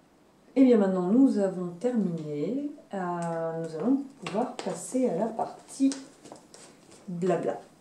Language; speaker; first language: French; native; French